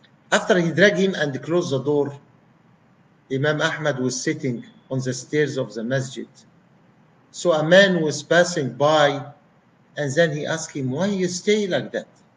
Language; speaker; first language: English; non-native, fluent; Arabic